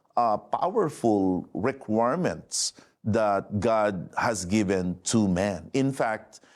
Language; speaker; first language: English; non-native, local second language; Filipino